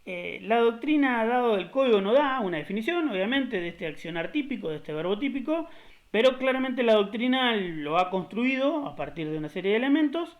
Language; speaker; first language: Spanish; native; Spanish